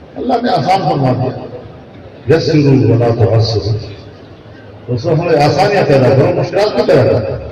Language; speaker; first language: Urdu; non-native, local second language; Pashto